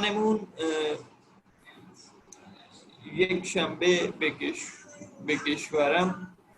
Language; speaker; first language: Persian; non-native, learner; Urdu